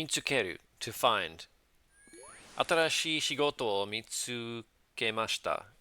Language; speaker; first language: Japanese; non-native, learner; English